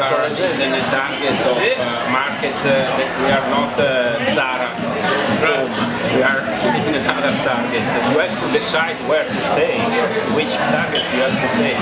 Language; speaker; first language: English; non-native, fluent; Italian